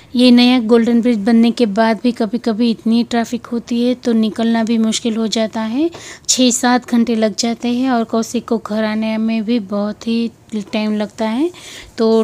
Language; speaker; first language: Hindi; non-native, local second language; Gujarati